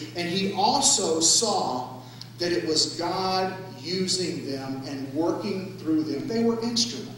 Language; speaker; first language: English; native; English